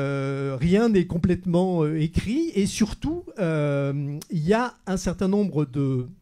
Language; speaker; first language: French; native; French